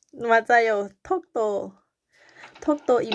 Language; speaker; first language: Korean; non-native, learner; Thai